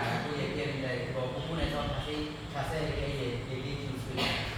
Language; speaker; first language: Korean; non-native, learner; Khmer